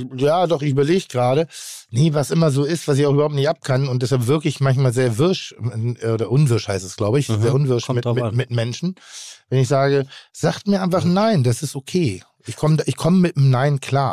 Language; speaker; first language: German; native; German